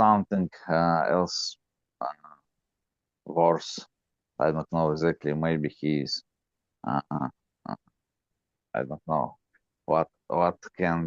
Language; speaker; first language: English; non-native, learner; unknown